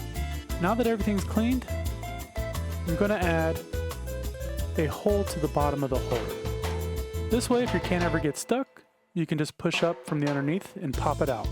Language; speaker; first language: English; native; English